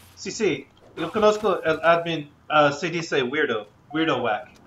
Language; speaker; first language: Spanish; non-native, learner; English